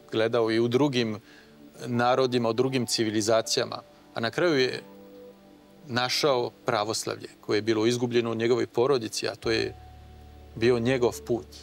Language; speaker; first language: Croatian; non-native, fluent; French